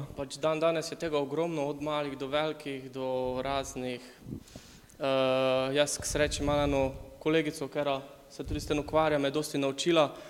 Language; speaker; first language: Slovenian; native; Slovenian